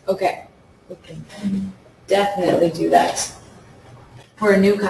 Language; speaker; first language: English; native; English